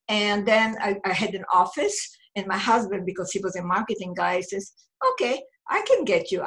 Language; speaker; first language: English; non-native, fluent; German